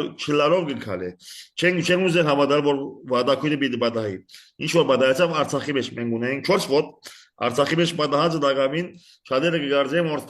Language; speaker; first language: Armenian; early bilingual, heritage; Armenian